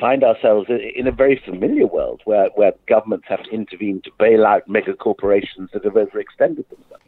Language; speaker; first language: English; native; English